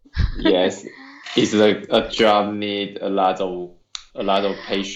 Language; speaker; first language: English; non-native, learner; Chinese